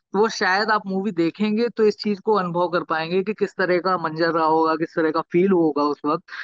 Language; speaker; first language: Hindi; native; Hindi